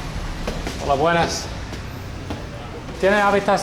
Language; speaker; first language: Spanish; non-native, learner; English